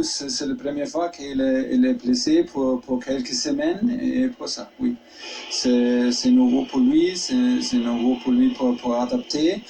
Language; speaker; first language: French; non-native, fluent; German